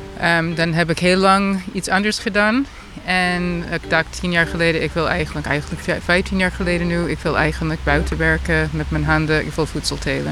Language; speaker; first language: Dutch; non-native, fluent; English